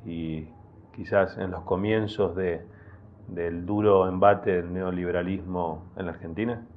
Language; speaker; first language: Spanish; native; Spanish